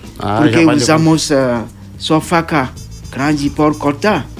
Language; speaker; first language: Portuguese; non-native, learner; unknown